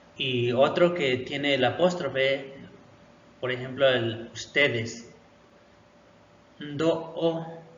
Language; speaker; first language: Spanish; non-native, local second language; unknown